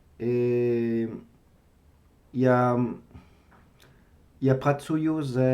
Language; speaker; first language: Ukrainian; non-native, learner; French